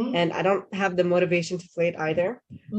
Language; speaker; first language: English; non-native, fluent; Indonesian